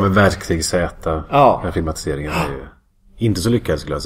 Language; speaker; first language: Swedish; native; Swedish